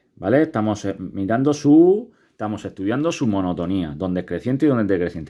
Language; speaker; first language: Spanish; native; Spanish